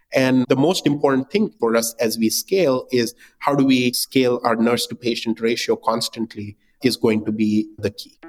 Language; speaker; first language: English; non-native, local second language; Hindi